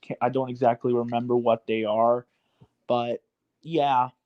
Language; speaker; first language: English; native; English